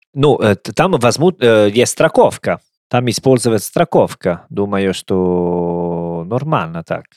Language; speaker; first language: Russian; non-native, learner; Italian